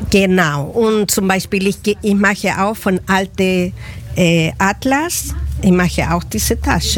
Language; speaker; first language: German; non-native, fluent; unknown